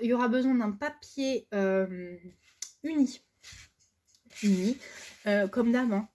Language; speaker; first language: French; native; French